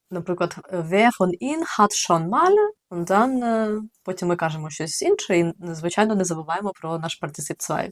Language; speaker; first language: Ukrainian; native; Ukrainian